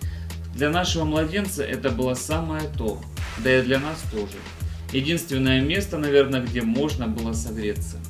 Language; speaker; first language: Russian; native; Russian